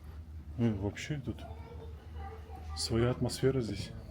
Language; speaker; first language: Russian; native; Russian